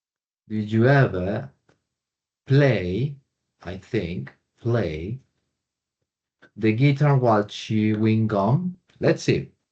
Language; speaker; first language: English; non-native, fluent; Spanish